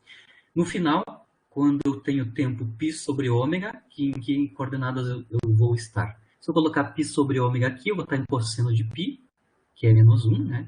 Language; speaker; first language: Portuguese; native; Portuguese